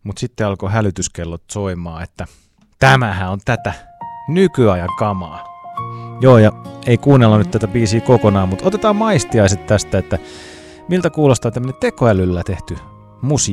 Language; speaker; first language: Finnish; native; Finnish